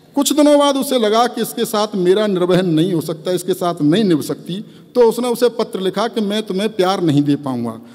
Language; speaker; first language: Hindi; native; Hindi